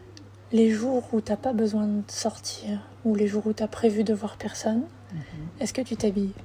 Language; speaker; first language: French; native; French